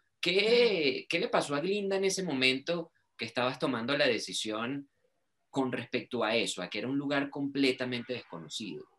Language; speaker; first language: Spanish; native; Spanish